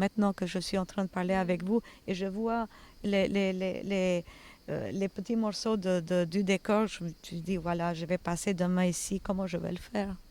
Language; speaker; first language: French; non-native, fluent; Albanian